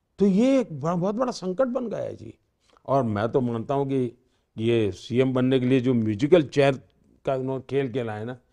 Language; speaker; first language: Hindi; native; Hindi